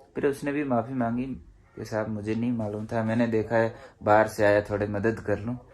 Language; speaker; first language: Hindi; native; Hindi